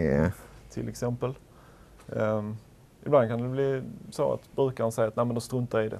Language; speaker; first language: Swedish; native; Swedish